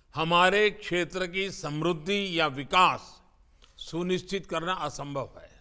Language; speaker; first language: Hindi; native; Hindi